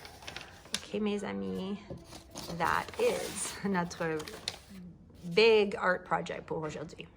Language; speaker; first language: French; non-native, learner; English